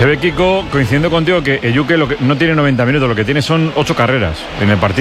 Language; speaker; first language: Spanish; native; Spanish